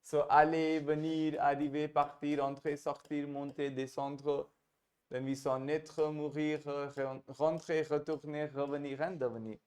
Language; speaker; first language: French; non-native, fluent; Hindi